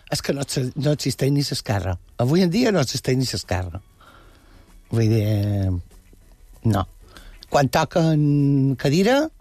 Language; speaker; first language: Catalan; non-native, local second language; Spanish